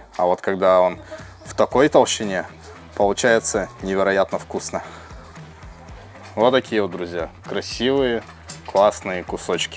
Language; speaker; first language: Russian; native; Russian